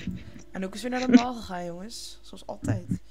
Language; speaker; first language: Dutch; native; Dutch